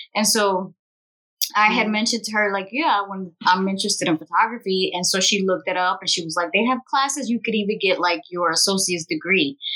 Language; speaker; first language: English; native; English